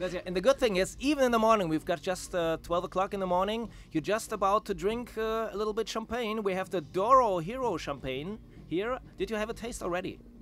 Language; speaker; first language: English; non-native, fluent; German